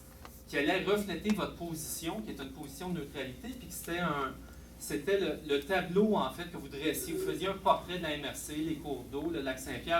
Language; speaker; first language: French; native; French